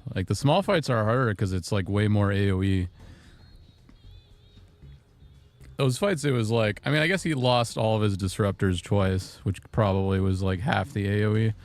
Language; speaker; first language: English; native; English